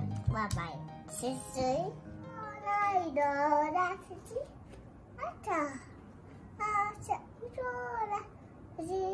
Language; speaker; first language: Chinese; early bilingual, heritage; Chinese